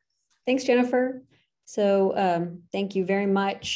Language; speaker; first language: English; native; English